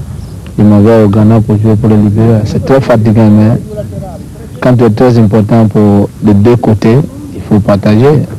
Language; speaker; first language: French; non-native, fluent; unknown